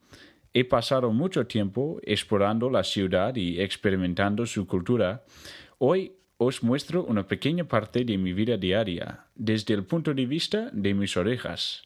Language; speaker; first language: Spanish; non-native, learner; English